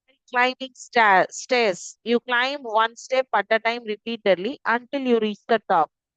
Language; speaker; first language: English; non-native, local second language; Tamil